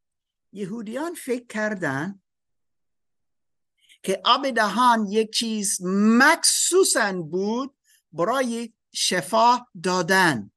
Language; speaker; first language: Persian; non-native, fluent; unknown